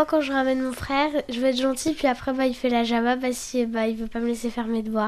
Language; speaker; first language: French; native; French